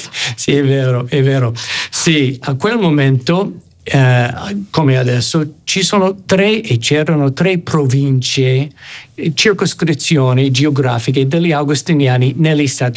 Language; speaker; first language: Italian; non-native, fluent; English